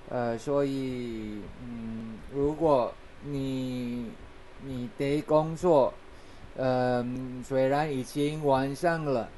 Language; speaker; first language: Chinese; non-native, fluent; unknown